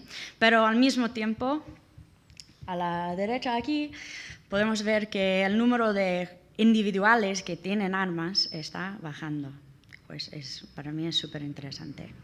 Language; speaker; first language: Spanish; non-native, learner; English